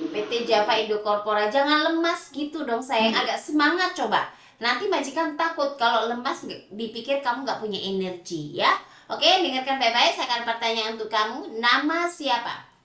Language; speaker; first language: Indonesian; native; Indonesian